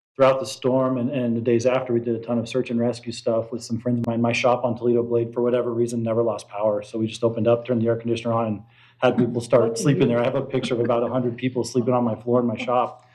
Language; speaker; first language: English; native; English